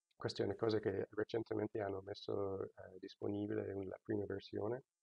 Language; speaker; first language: Italian; non-native, fluent; English